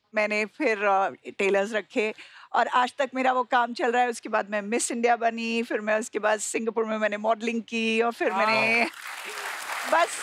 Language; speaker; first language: Hindi; native; Hindi